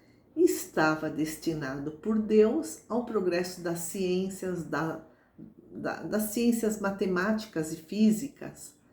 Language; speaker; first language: Portuguese; native; Portuguese